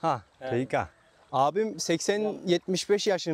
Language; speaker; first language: Turkish; native; Turkish